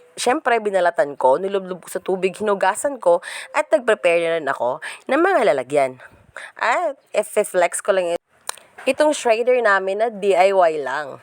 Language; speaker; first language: Filipino; non-native, local second language; Cebuano